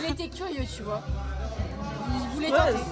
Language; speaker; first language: French; native; French